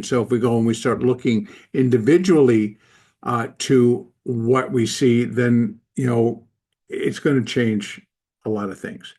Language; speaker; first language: English; native; English